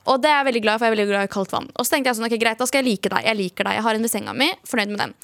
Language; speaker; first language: Norwegian; early bilingual, other home language; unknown